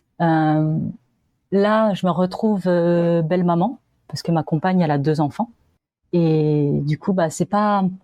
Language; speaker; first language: French; native; French